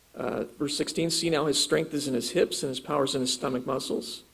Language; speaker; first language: English; native; English